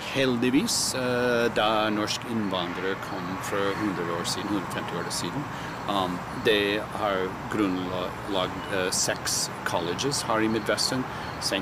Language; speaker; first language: Norwegian; non-native, learner; English